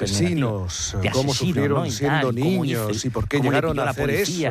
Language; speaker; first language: Spanish; native; Spanish